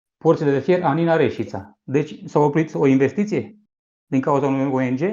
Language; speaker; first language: Romanian; native; Romanian